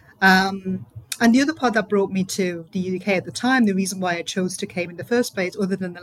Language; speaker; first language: English; non-native, fluent; German